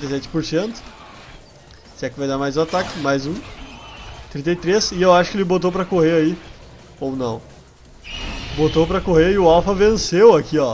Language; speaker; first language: Portuguese; native; Portuguese